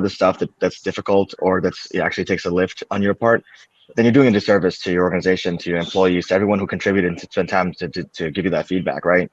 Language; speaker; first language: English; native; English